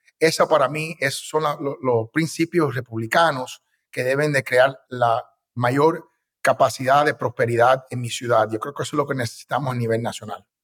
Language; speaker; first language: Spanish; early bilingual, heritage; Spanish